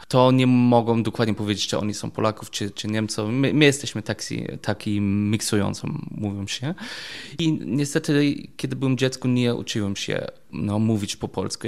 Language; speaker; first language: Polish; non-native, learner; German